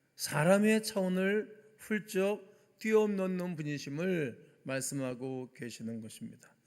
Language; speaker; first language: Korean; native; Korean